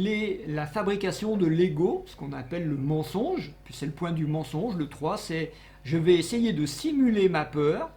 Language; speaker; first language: French; native; French